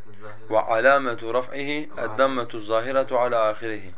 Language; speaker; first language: Arabic; non-native, fluent; Turkish